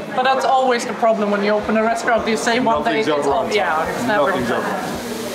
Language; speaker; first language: English; non-native, fluent; Swedish